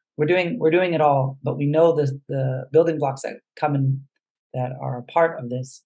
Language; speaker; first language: English; native; English